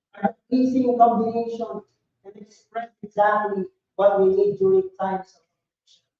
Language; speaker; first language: English; non-native, local second language; Filipino